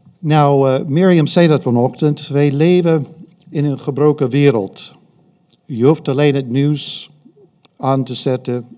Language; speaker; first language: Dutch; non-native, fluent; English